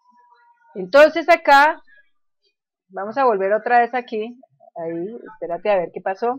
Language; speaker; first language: Spanish; native; Spanish